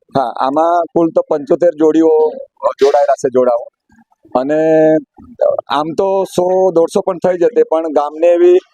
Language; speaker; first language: Gujarati; native; Gujarati